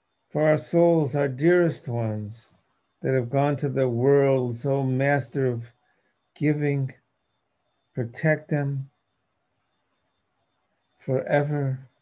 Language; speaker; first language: English; native; English